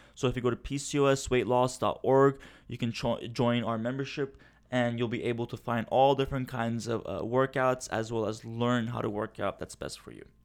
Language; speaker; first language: English; early bilingual, other home language; Turkish